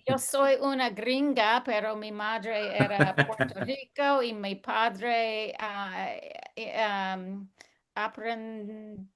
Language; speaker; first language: Spanish; non-native, learner; English